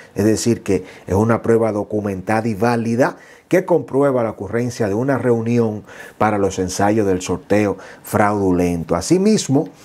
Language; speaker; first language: Spanish; native; Spanish